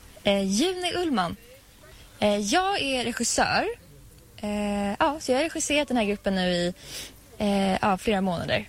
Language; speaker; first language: Swedish; native; Swedish